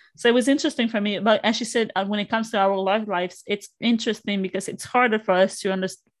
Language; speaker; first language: English; non-native, fluent; Spanish